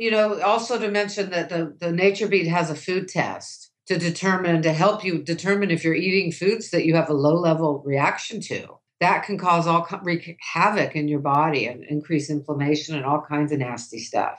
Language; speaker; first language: English; native; English